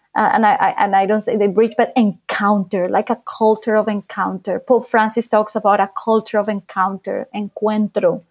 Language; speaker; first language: English; non-native, fluent; Spanish